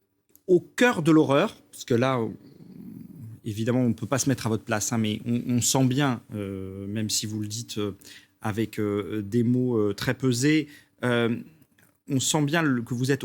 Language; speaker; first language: French; native; French